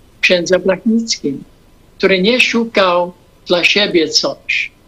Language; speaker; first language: Polish; early bilingual, heritage; English